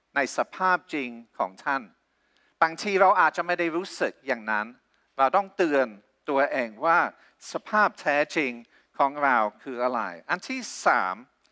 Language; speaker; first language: Thai; non-native, fluent; English